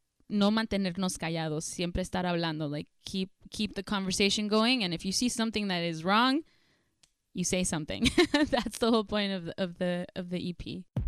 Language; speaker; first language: English; early bilingual, other home language; Spanish